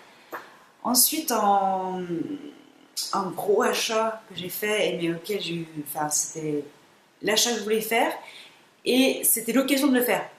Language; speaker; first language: French; native; French